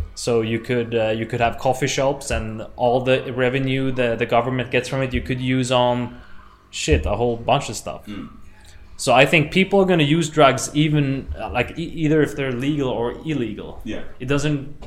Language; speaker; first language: English; non-native, fluent; Swedish